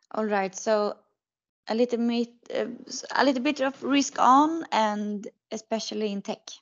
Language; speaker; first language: English; non-native, fluent; Swedish